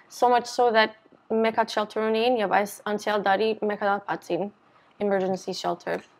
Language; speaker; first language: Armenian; early bilingual, heritage; Armenian